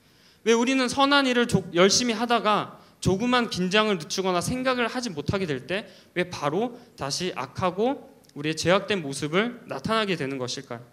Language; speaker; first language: Korean; native; Korean